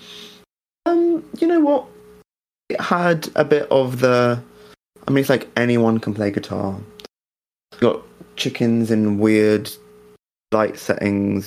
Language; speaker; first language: English; native; English